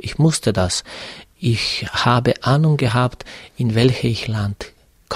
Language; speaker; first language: German; non-native, fluent; Serbian